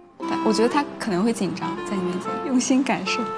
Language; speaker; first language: Chinese; native; Chinese